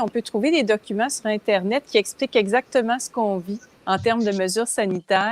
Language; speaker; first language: French; native; French